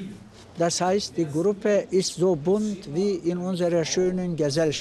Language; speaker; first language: German; non-native, fluent; Turkish